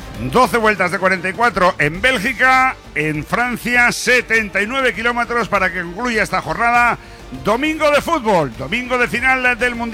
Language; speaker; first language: Spanish; native; Spanish